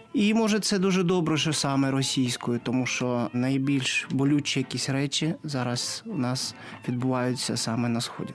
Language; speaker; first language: Ukrainian; non-native, local second language; Russian